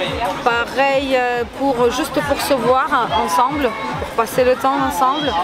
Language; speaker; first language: French; non-native, fluent; Ukrainian